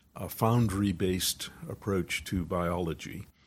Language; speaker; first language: English; native; English